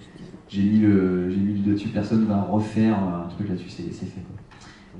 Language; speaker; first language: French; native; French